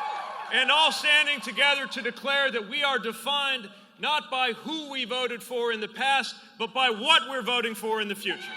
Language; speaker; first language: English; native; English